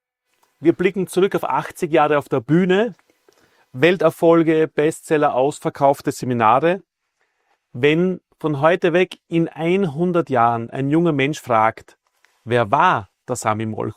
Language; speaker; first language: German; native; German